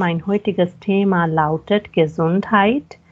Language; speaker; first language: German; non-native, fluent; Hindi